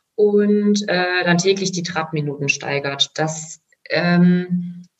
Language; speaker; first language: German; native; German